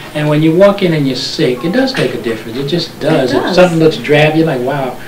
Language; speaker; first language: English; native; English